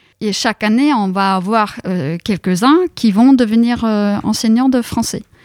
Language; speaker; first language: French; non-native, fluent; Norwegian